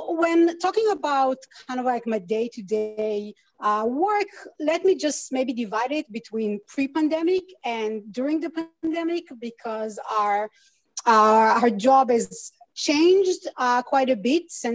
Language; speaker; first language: English; non-native, fluent; Hebrew